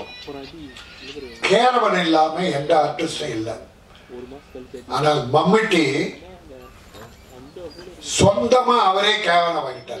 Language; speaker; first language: Tamil; native; Tamil